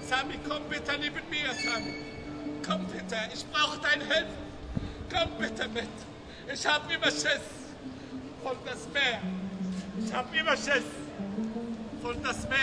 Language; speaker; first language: German; non-native, learner; Arabic